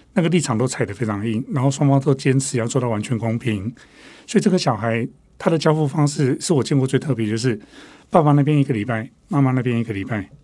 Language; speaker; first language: Chinese; non-native, local second language; Min Nan Chinese